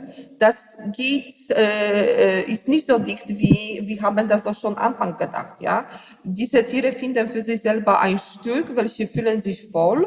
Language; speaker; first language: German; non-native, learner; Polish